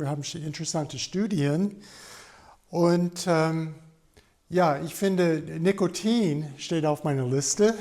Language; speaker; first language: German; non-native, fluent; English